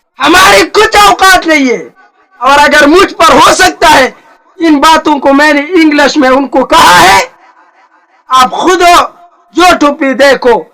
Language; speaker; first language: Urdu; non-native, local second language; Pashto